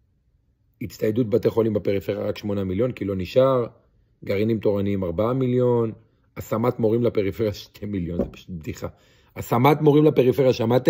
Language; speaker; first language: Hebrew; native; Hebrew